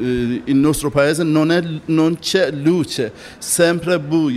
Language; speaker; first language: Italian; non-native, learner; Persian